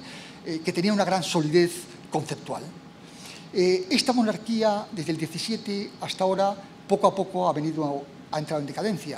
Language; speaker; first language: Spanish; native; Spanish